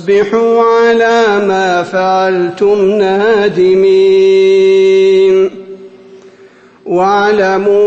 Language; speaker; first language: Arabic; native; Arabic